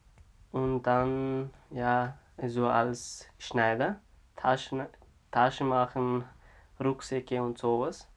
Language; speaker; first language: German; non-native, learner; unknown